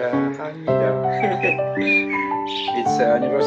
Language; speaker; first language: English; non-native, fluent; French